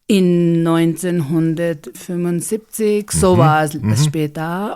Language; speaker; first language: German; non-native, learner; Ladakhi